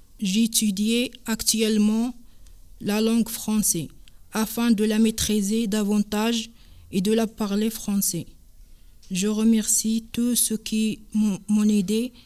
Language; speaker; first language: French; non-native, local second language; Arabic